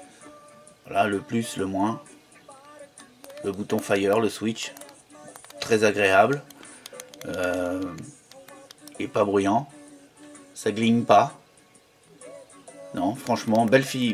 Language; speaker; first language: French; native; French